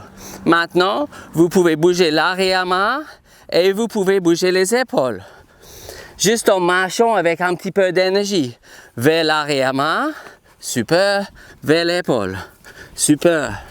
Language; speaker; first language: French; non-native, fluent; English